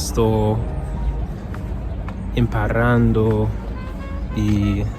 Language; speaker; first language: Italian; non-native, learner; English